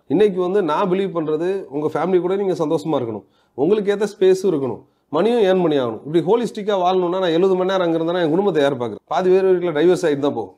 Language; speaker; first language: Tamil; native; Tamil